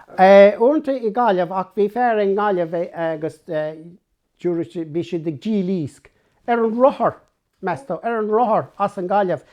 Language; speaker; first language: Irish; non-native, local second language; English